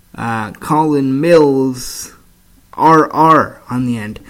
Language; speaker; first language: English; native; English